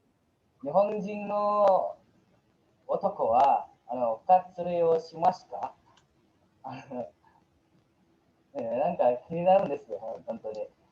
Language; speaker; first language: Japanese; non-native, learner; Indonesian